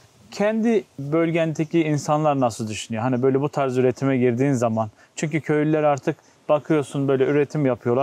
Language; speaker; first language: Turkish; native; Turkish